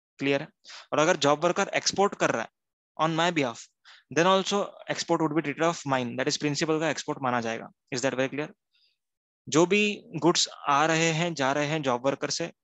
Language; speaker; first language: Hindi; non-native, local second language; Gujarati